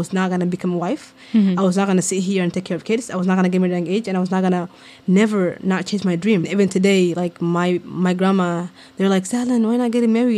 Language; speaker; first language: English; non-native, local second language; Somali